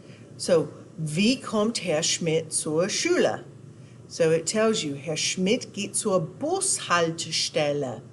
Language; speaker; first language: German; non-native, fluent; English